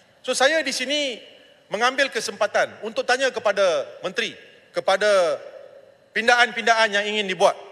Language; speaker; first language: Malay; non-native, local second language; Tamil